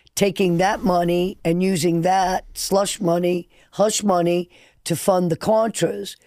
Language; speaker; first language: English; native; English